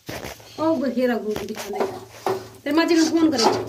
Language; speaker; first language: Hindi; native; Hindi